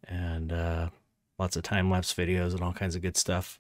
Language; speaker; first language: English; native; English